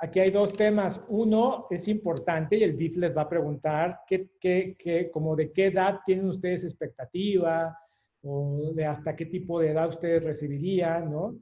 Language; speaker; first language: Spanish; native; Spanish